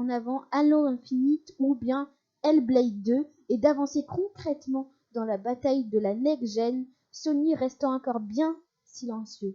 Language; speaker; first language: French; native; French